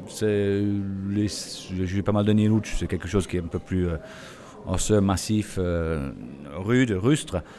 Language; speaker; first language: French; non-native, fluent; English